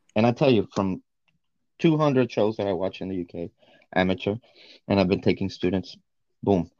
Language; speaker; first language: English; non-native, fluent; Portuguese